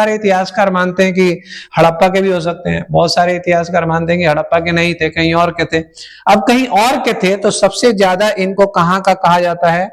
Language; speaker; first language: Hindi; native; Hindi